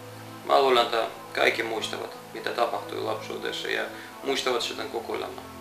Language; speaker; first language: Finnish; non-native, fluent; Russian